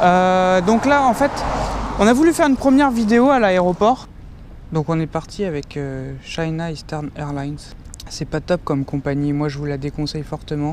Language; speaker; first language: French; native; French